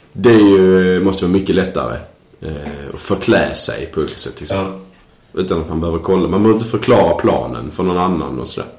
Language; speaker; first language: Swedish; native; Swedish